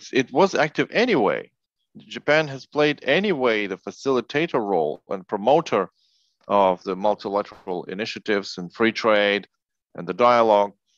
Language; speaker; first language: English; non-native, fluent; Ukrainian